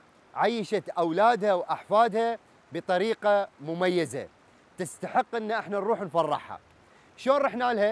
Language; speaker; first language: Arabic; native; Arabic